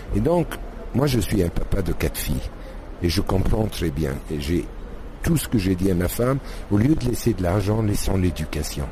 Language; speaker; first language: French; non-native, fluent; Arabic